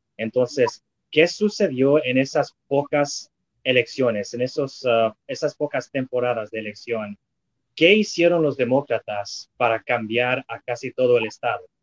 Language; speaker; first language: Spanish; non-native, fluent; English